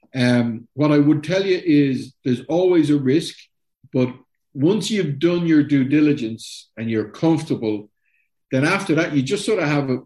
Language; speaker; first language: English; native; English